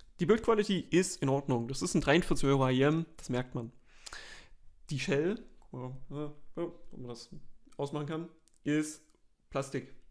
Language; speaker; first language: German; native; German